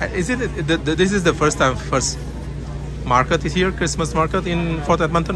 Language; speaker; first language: English; non-native, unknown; Indonesian